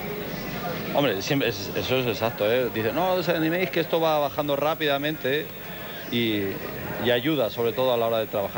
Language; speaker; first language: Spanish; native; Spanish